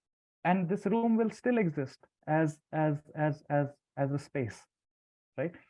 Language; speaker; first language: English; non-native, local second language; Hindi